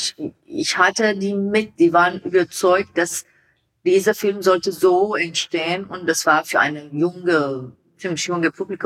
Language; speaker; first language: German; non-native, learner; Persian